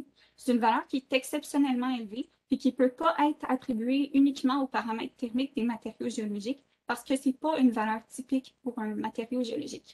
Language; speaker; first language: French; native; French